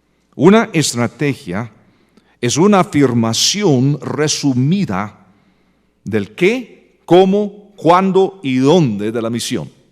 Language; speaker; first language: Spanish; non-native, fluent; English